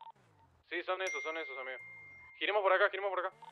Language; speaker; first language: Spanish; native; Spanish